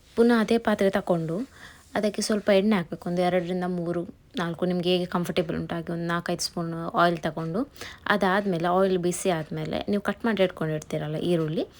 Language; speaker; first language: Kannada; non-native, local second language; Tulu